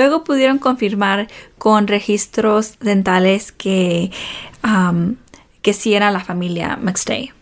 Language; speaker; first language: Spanish; early bilingual, heritage; Spanish